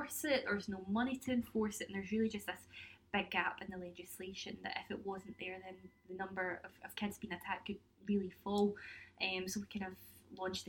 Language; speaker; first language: English; native; English